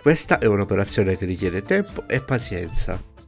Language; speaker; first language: Italian; native; Italian